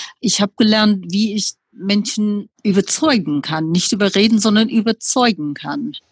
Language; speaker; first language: German; non-native, fluent; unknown